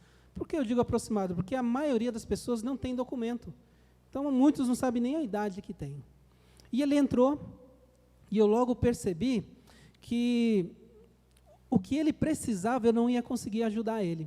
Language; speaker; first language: Portuguese; native; Portuguese